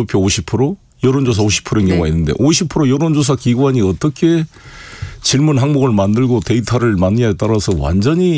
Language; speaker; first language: Korean; native; Korean